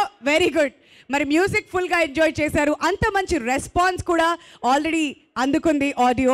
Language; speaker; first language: Telugu; native; Telugu